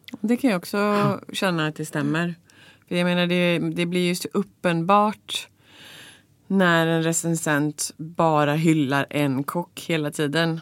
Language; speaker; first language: Swedish; native; Swedish